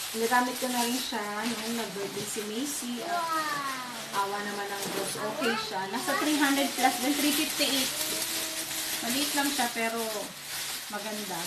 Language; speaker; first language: Filipino; native; Filipino